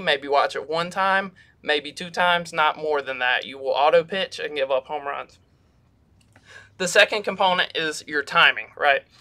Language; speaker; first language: English; native; English